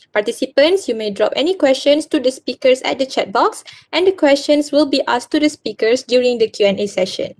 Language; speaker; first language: English; non-native, local second language; Malay